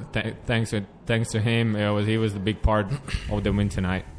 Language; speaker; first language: English; non-native, fluent; Latvian